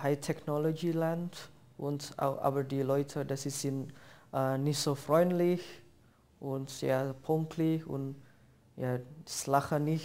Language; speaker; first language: German; non-native, learner; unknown